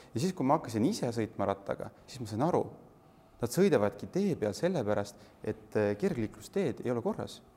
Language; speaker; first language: Estonian; non-native, local second language; Russian